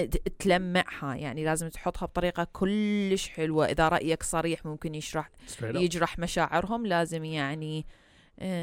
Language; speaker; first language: Arabic; early bilingual, heritage; Arabic